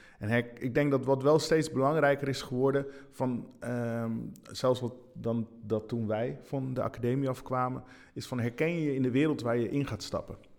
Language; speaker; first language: Dutch; early bilingual, other home language; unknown